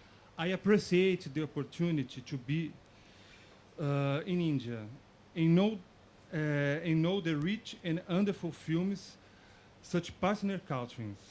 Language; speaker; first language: English; non-native, learner; Portuguese